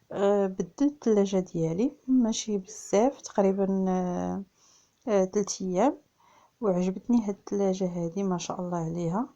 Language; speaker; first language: Arabic; native; Arabic